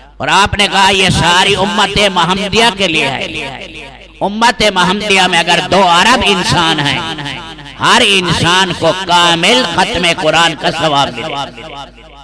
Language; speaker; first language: Urdu; non-native, local second language; Saraiki